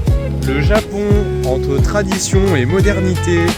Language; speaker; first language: French; native; French